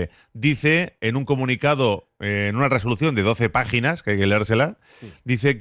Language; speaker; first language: Spanish; native; Spanish